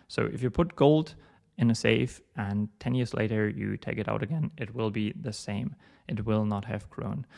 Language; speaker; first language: English; non-native, fluent; German